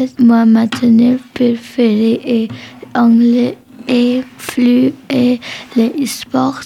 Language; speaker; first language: French; non-native, learner; Nepali